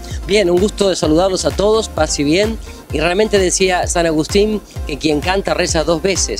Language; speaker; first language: Spanish; native; Spanish